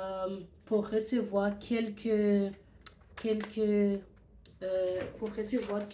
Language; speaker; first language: French; non-native, learner; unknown